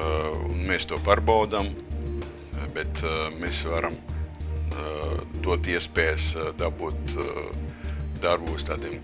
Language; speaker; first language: Latvian; non-native, local second language; Russian